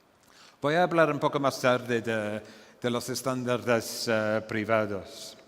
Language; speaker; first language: Spanish; non-native, fluent; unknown